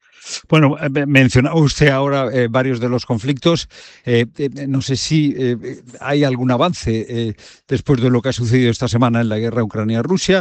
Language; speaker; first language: Spanish; native; Spanish